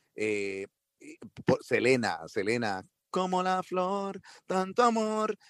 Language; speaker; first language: Spanish; early bilingual, heritage; Spanish